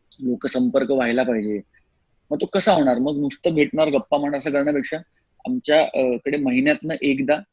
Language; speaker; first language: Marathi; native; Marathi